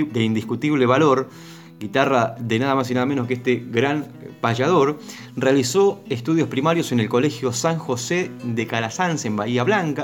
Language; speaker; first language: Spanish; native; Spanish